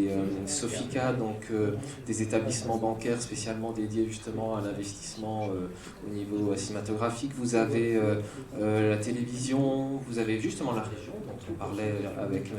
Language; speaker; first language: French; native; French